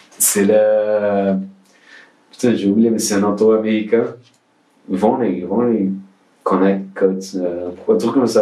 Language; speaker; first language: French; non-native, learner; Portuguese